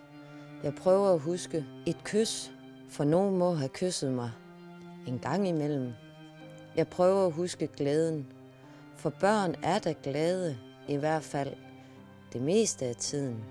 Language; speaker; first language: Danish; native; Danish